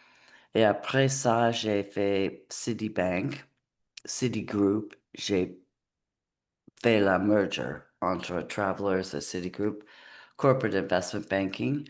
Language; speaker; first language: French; non-native, learner; English